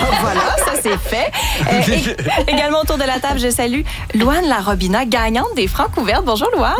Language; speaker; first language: French; native; French